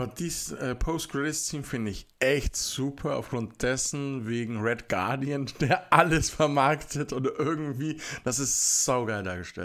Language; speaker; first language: German; native; German